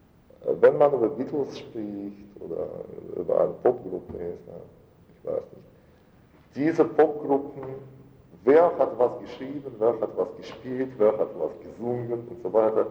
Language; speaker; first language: German; non-native, fluent; Russian